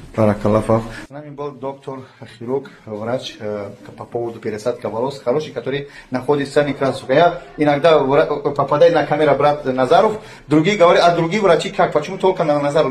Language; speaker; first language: Russian; non-native, fluent; Tajik